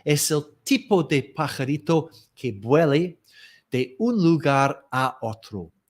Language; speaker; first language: Spanish; non-native, fluent; English